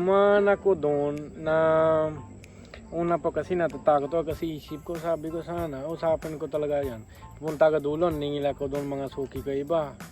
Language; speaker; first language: Filipino; non-native, learner; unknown